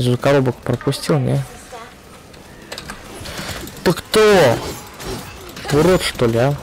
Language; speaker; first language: Russian; native; Russian